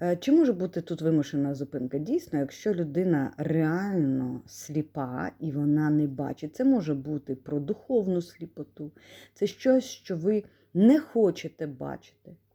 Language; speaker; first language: Ukrainian; non-native, local second language; Russian